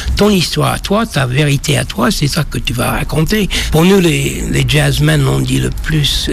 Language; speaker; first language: French; non-native, fluent; English